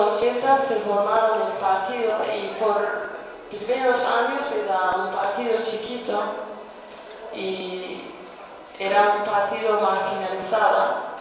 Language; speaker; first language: Spanish; non-native, fluent; Kurdish